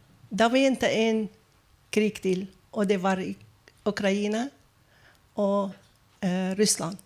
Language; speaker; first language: Norwegian; non-native, fluent; Arabic